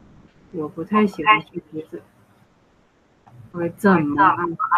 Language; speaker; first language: Chinese; non-native, fluent; Vietnamese